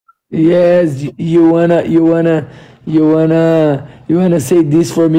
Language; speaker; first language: English; non-native, learner; Portuguese